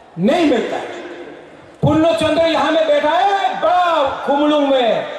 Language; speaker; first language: Hindi; non-native, local second language; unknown